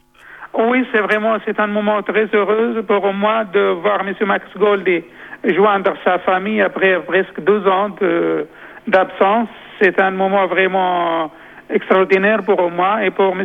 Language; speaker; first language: French; non-native, local second language; Arabic